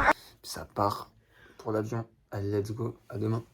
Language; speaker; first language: French; native; French